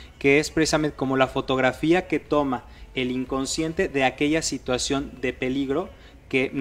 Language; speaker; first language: Spanish; native; Spanish